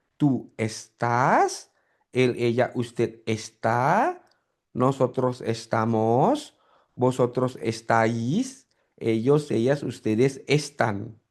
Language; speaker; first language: Spanish; non-native, fluent; Indonesian